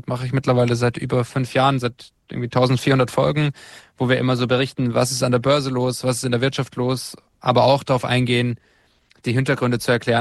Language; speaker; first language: German; native; German